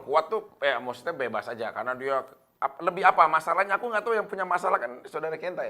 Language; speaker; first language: Indonesian; native; Indonesian